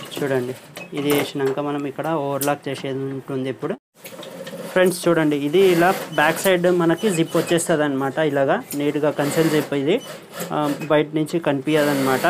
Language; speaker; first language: Telugu; non-native, local second language; Urdu